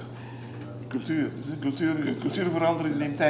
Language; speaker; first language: Dutch; non-native, local second language; Papiamento